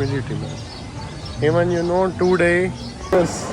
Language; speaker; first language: English; non-native, learner; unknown